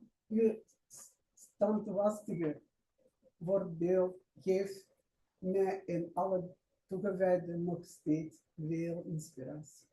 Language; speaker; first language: Dutch; non-native, learner; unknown